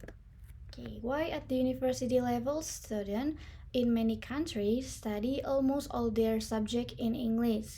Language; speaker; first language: English; non-native, learner; Indonesian